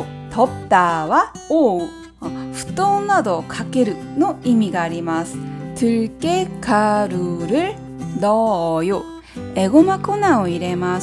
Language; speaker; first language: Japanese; non-native, fluent; Korean